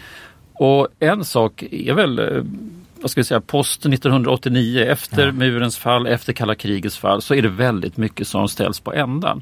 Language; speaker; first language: Swedish; native; Swedish